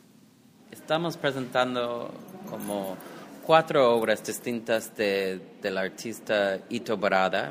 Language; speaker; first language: Spanish; non-native, fluent; English